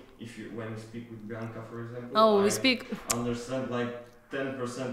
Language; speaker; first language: English; non-native, fluent; Polish